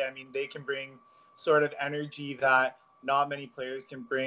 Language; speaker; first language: English; native; English